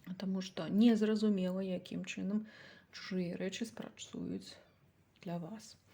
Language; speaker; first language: Belarusian; native; Belarusian